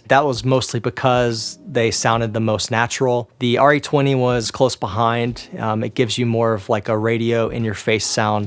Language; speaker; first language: English; native; English